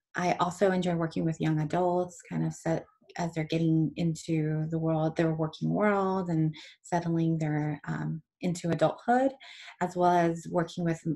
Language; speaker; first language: English; early bilingual, other home language; Spanish